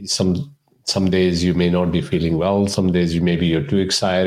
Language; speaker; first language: English; non-native, local second language; Punjabi